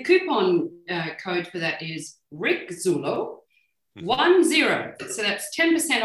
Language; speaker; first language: English; native; English